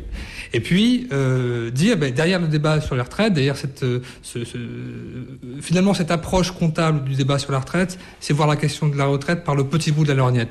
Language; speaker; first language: French; native; French